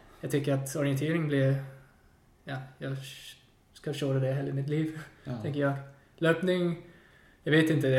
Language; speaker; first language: Swedish; non-native, fluent; English